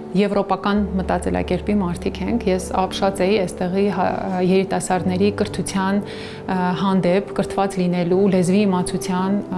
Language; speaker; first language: Armenian; native; Armenian